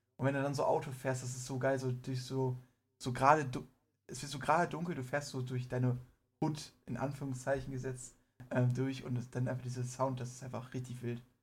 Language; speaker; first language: German; early bilingual, other home language; Persian